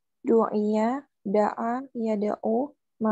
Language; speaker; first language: Arabic; non-native, learner; Indonesian